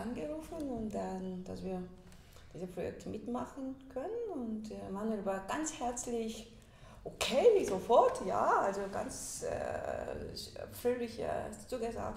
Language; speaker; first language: German; non-native, fluent; Korean